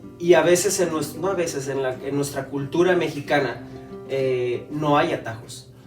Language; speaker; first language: Spanish; native; Spanish